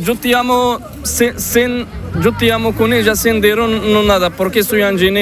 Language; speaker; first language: Spanish; non-native, learner; Arabic